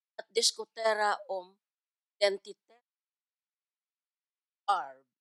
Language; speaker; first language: Swedish; non-native, learner; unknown